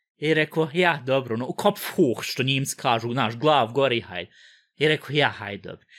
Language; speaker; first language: Bosnian; early bilingual, heritage; Bosnian